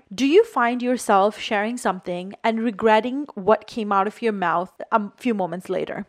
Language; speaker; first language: English; non-native, local second language; Bangla